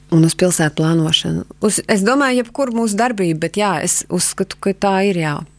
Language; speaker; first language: Latvian; native; Latvian